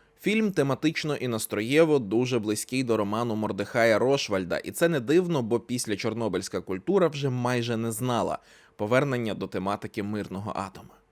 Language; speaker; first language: Ukrainian; native; Ukrainian